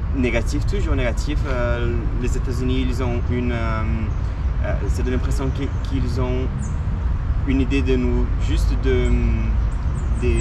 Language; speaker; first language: French; non-native, fluent; Portuguese